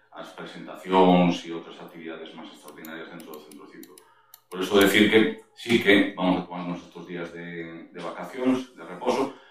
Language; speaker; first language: Galician; non-native, local second language; Spanish